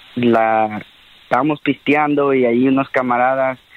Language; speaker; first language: Spanish; early bilingual, heritage; Spanish